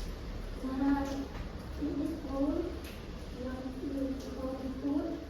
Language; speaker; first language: English; non-native, learner; Indonesian